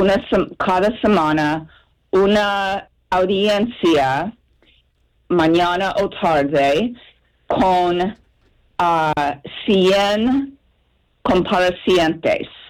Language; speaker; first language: Spanish; non-native, fluent; English